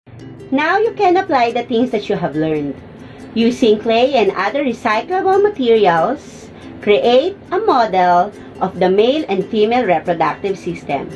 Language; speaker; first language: English; non-native, local second language; Filipino